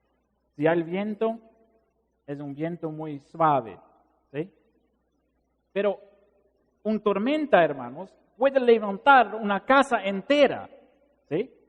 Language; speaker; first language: Spanish; non-native, fluent; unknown